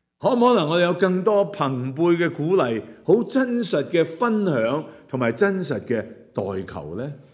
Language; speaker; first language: Chinese; non-native, local second language; Cantonese